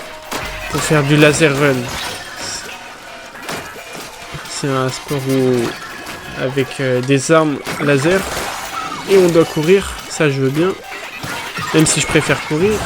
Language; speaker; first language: French; native; French